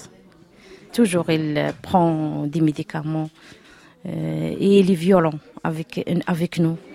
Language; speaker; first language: French; non-native, learner; Arabic